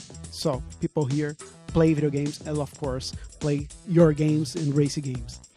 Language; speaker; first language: English; non-native, fluent; Portuguese